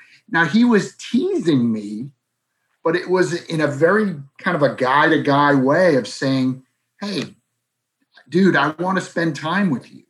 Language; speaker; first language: English; native; English